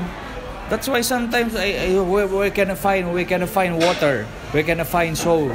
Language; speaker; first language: English; non-native, local second language; Filipino